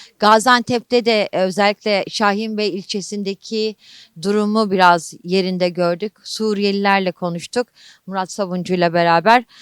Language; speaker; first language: Turkish; native; Turkish